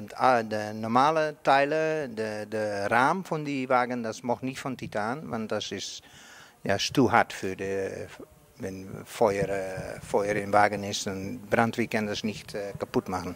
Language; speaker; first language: German; non-native, learner; Dutch